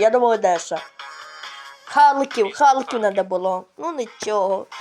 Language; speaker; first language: Ukrainian; non-native, local second language; Russian